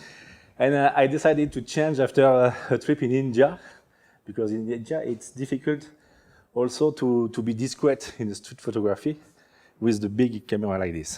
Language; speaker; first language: English; non-native, learner; French